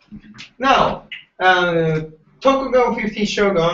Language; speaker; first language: English; non-native, learner; Japanese